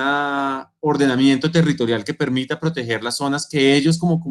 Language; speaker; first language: Spanish; native; Spanish